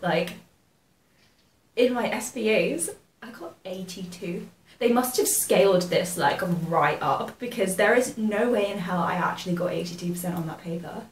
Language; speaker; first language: English; native; English